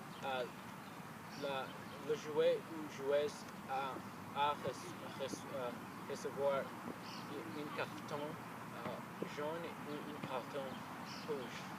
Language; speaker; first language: French; non-native, learner; English